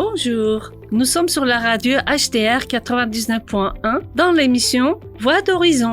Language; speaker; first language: French; non-native, fluent; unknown